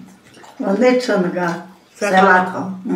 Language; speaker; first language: Chinese; native; Chinese